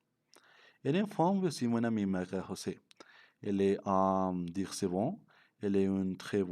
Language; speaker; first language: French; non-native, learner; Spanish